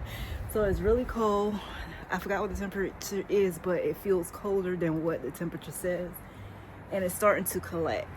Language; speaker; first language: English; native; English